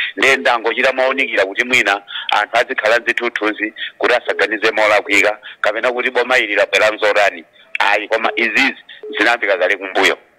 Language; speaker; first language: Nyanja; non-native, local second language; Tumbuka